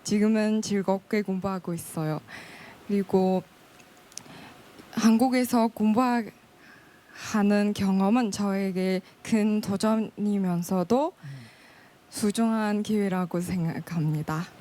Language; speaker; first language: Korean; non-native, fluent; Mongolian